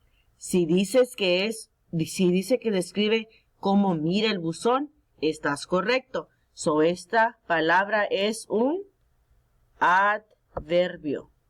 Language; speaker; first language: Spanish; early bilingual, heritage; Spanish